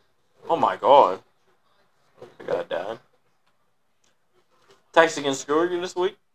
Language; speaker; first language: English; native; English